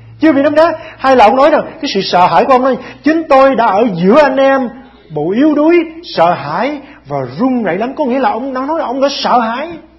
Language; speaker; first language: Vietnamese; early bilingual, heritage; Vietnamese